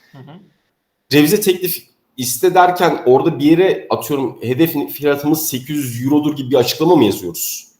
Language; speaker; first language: Turkish; native; Turkish